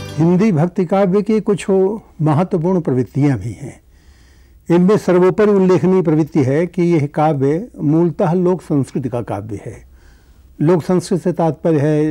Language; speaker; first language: Hindi; native; Hindi